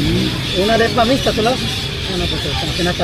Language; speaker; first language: Spanish; native; Spanish